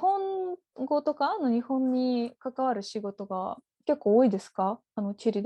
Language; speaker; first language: Japanese; non-native, fluent; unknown